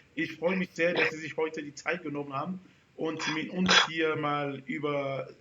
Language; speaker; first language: German; non-native, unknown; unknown